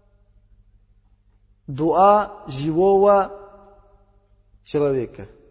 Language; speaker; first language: Russian; non-native, learner; Uzbek